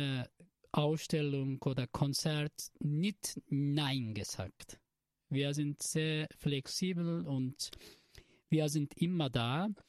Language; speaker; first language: German; non-native, learner; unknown